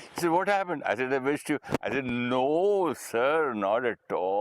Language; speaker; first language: English; non-native, local second language; Hindi